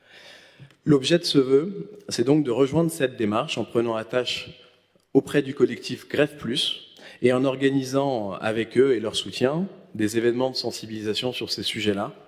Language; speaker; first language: French; native; French